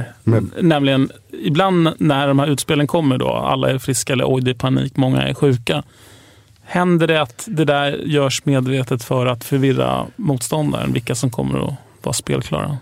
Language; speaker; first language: Swedish; native; Swedish